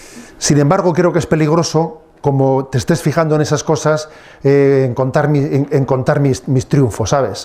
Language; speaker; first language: Spanish; native; Spanish